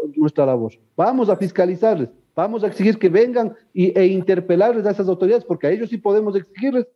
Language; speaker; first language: Spanish; native; Spanish